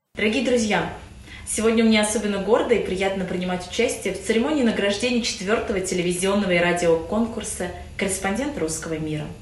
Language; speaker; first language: Russian; native; Russian